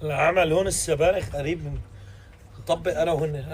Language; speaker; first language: Arabic; native; Arabic